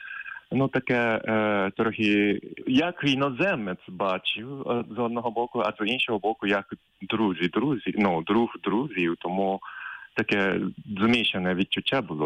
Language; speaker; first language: Ukrainian; non-native, fluent; Japanese